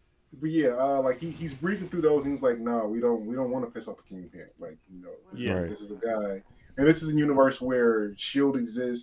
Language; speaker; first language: English; native; English